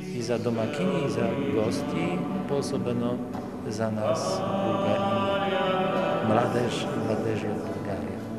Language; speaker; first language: Bulgarian; non-native, learner; Polish